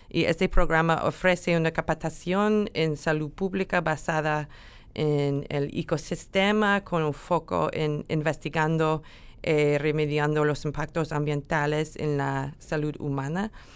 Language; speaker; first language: Spanish; non-native, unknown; English